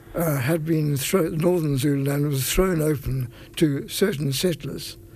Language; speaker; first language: English; native; English